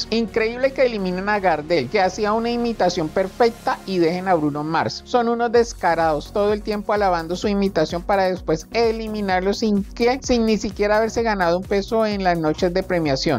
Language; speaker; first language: Spanish; native; Spanish